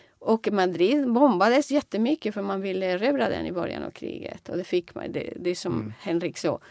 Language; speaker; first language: Swedish; non-native, fluent; Spanish